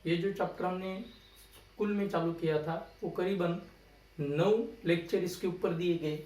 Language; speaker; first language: Hindi; non-native, local second language; Marathi